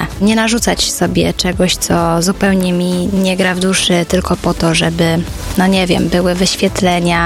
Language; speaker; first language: Polish; native; Polish